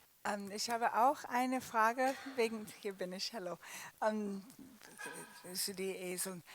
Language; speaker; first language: German; non-native, learner; English